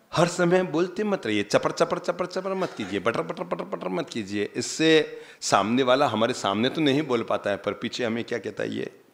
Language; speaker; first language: Hindi; native; Hindi